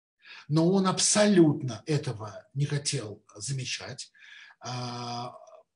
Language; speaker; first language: Russian; native; Russian